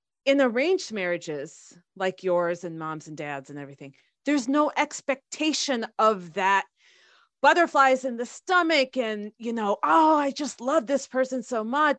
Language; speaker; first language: English; native; English